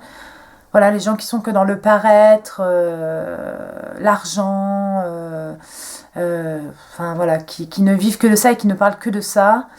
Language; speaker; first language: French; native; French